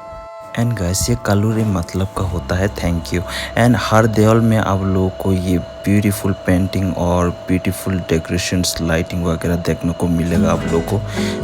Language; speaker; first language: Hindi; non-native, local second language; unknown